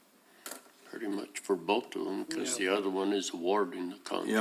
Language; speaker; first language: English; native; English